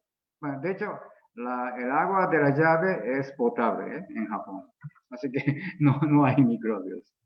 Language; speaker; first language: Spanish; non-native, fluent; Japanese